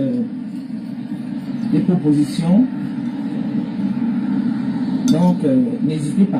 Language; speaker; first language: French; non-native, local second language; Lingala